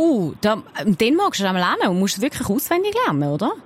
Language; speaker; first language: German; native; German